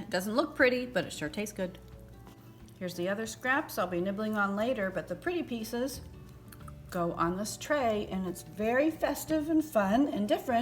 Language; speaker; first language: English; native; English